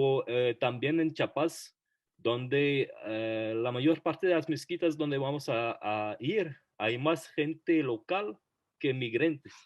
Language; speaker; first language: Spanish; non-native, fluent; French